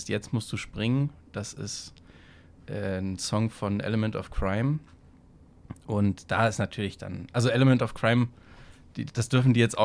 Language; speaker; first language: German; native; German